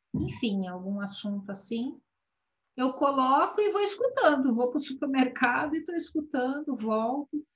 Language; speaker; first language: Portuguese; native; Portuguese